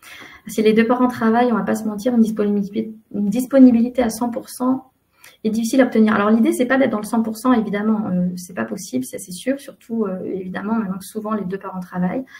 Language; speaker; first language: French; native; French